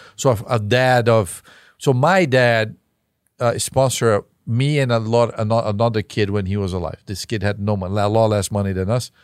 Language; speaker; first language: English; non-native, fluent; Portuguese